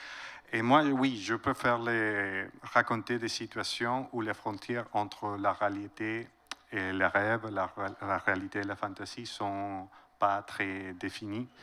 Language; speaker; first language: French; non-native, fluent; Spanish